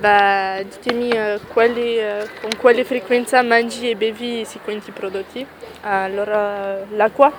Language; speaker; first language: Italian; non-native, learner; French